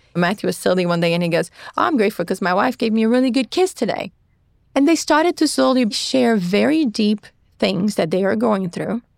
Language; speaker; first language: English; non-native, fluent; Portuguese